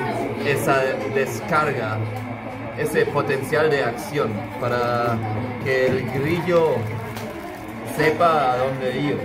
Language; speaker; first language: Spanish; non-native, fluent; German